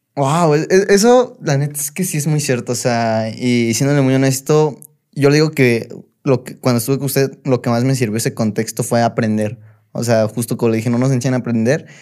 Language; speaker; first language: Spanish; native; Spanish